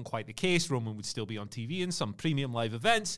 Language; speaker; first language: English; native; English